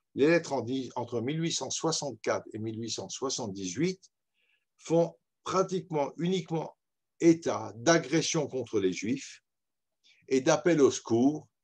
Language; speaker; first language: French; native; French